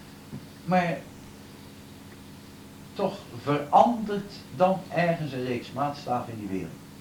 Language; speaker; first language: Dutch; native; Dutch